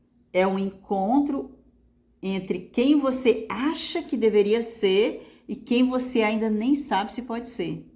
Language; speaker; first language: Portuguese; native; Portuguese